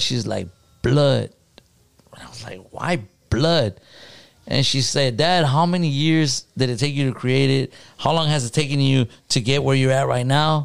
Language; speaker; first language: English; early bilingual, other home language; Spanish